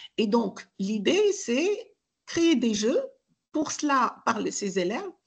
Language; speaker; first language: French; non-native, local second language; Arabic